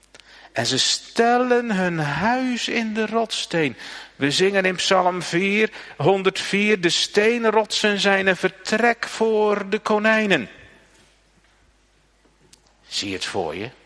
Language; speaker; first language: Dutch; native; Dutch